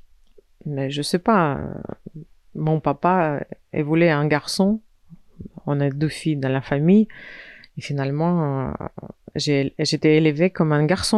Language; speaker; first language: French; non-native, fluent; Russian